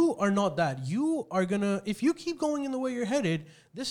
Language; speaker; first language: English; non-native, local second language; Urdu